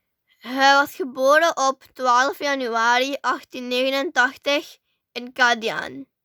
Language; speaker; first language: Dutch; early bilingual, other home language; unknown